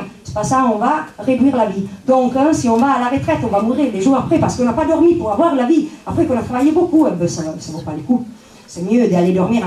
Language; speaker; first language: French; non-native, learner; Italian